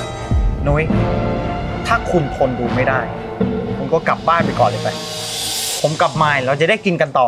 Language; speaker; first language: Thai; native; Thai